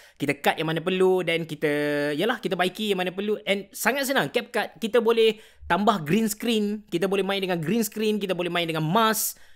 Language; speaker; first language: Malay; native; Malay